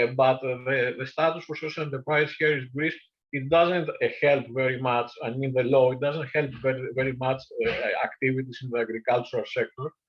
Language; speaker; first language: English; non-native, fluent; Greek